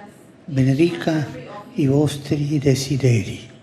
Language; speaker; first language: Italian; non-native, fluent; Spanish